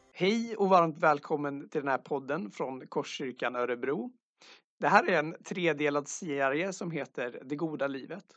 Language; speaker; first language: Swedish; native; Swedish